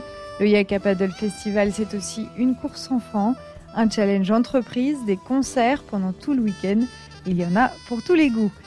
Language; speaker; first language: French; native; French